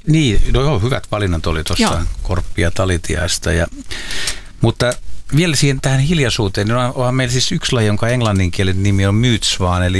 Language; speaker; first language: Finnish; native; Finnish